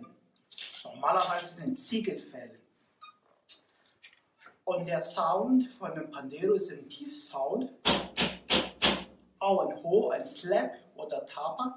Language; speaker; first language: German; non-native, learner; Portuguese